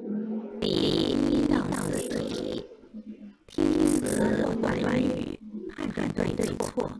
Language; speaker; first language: Chinese; non-native, fluent; Indonesian